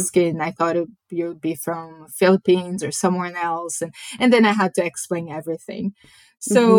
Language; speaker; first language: English; non-native, fluent; Japanese